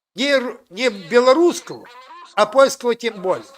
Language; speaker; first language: Russian; non-native, local second language; Ukrainian